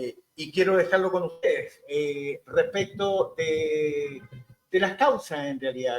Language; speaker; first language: Spanish; native; Spanish